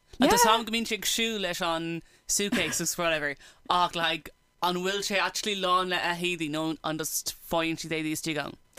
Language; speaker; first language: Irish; non-native, local second language; English